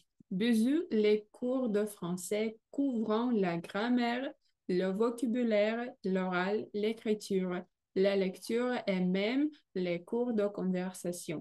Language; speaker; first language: French; non-native, fluent; Russian